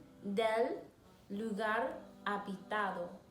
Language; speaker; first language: Spanish; non-native, learner; English